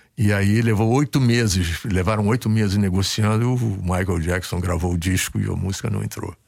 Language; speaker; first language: Portuguese; native; Portuguese